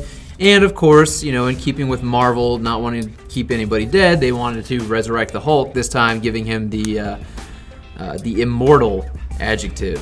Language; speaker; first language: English; native; English